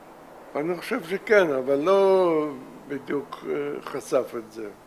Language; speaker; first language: Hebrew; non-native, fluent; Russian